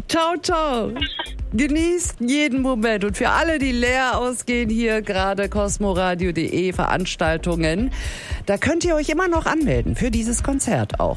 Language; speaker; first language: German; native; German